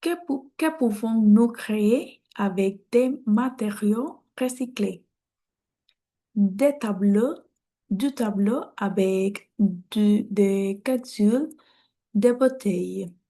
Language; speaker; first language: French; non-native, learner; Spanish